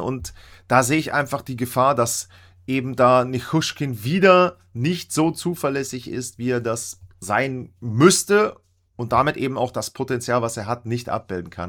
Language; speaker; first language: German; native; German